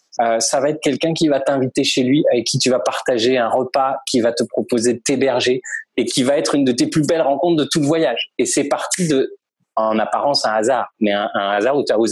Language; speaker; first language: French; native; French